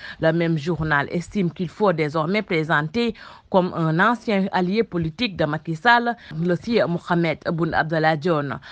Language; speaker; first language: French; non-native, local second language; Wolof